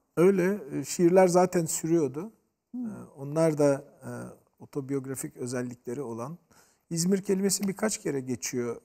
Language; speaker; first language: Turkish; native; Turkish